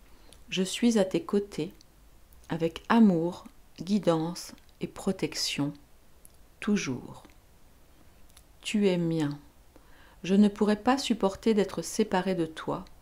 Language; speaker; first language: French; native; French